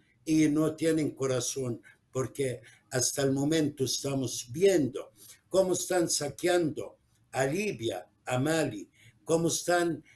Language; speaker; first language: Spanish; non-native, fluent; Arabic